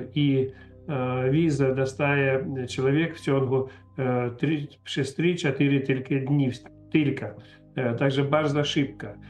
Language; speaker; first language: Polish; non-native, learner; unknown